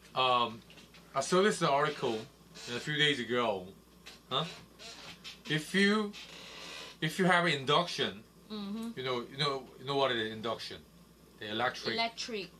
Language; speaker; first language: English; non-native, learner; Korean